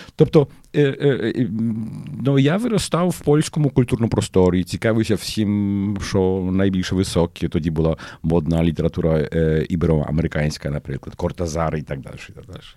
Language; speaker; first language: Ukrainian; early bilingual, heritage; Ukrainian